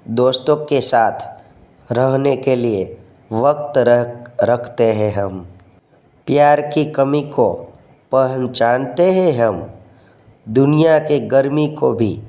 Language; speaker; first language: Hindi; non-native, local second language; Gujarati